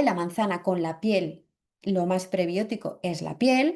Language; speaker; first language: Spanish; native; Spanish